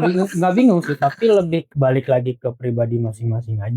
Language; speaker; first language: Indonesian; native; Indonesian